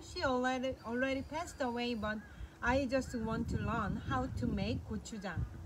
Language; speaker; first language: English; non-native, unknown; Korean